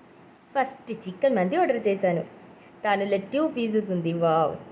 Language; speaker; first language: Telugu; non-native, learner; Malayalam